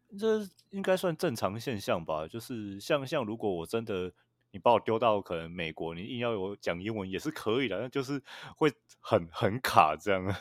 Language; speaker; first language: Chinese; native; Chinese